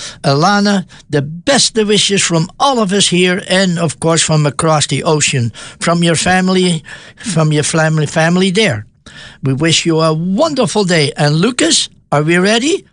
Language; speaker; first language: English; non-native, fluent; Dutch